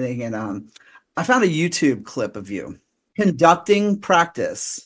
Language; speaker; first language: English; native; English